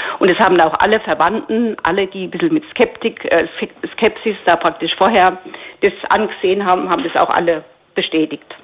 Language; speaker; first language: German; native; German